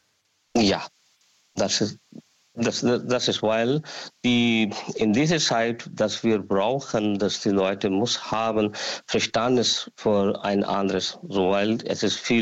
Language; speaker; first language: German; non-native, learner; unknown